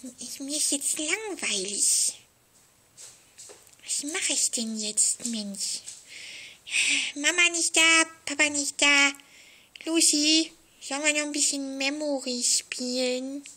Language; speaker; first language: German; native; German